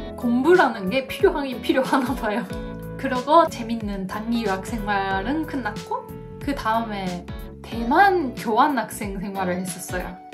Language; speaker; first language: Korean; non-native, fluent; Japanese